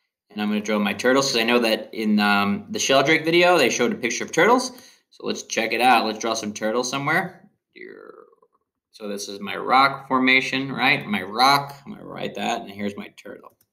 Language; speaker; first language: English; early bilingual, other home language; Spanish